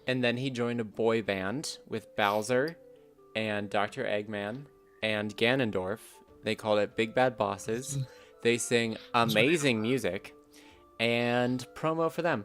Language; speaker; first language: English; native; English